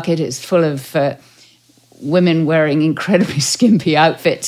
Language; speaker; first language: English; native; English